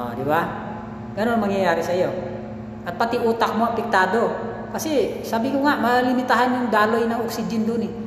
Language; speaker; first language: Filipino; non-native, local second language; Cebuano